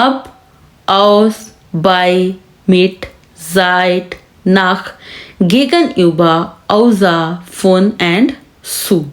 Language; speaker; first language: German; non-native, fluent; Urdu